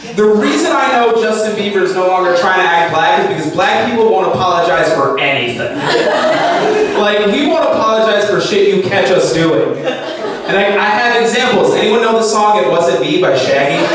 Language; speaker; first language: English; native; English